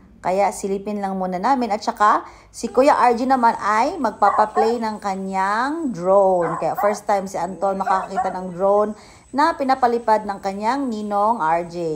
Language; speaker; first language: Filipino; non-native, local second language; Cebuano